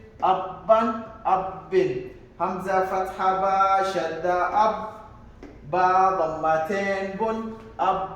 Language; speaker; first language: Arabic; non-native, local second language; Somali